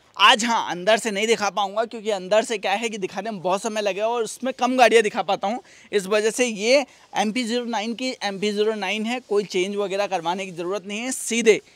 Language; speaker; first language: Hindi; native; Hindi